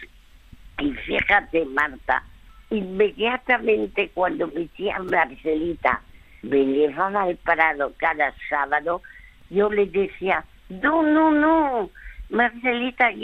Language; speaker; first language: Spanish; early bilingual, other home language; French